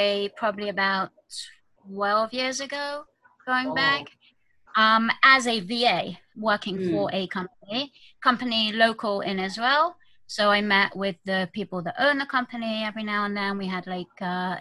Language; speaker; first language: English; native; English